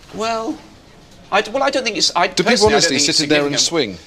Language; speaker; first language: English; native; English